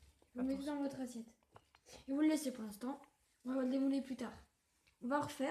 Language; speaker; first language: French; native; French